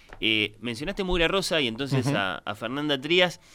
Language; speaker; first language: Spanish; native; Spanish